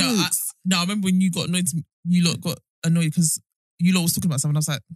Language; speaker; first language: English; native; English